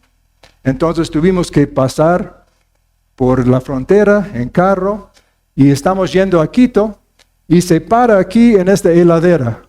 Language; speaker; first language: Spanish; non-native, fluent; English